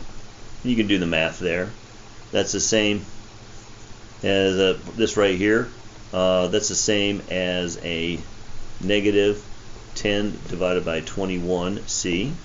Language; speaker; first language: English; native; English